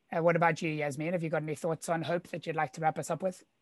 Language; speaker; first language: English; native; English